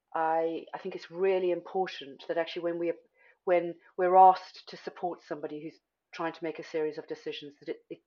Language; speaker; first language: English; native; English